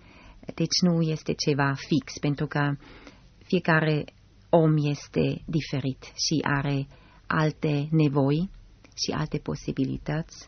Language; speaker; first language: Romanian; non-native, fluent; German